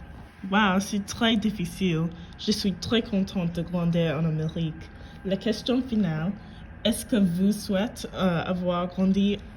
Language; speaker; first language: French; non-native, learner; English